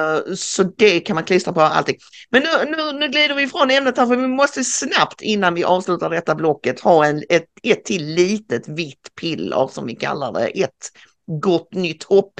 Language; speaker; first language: Swedish; native; Swedish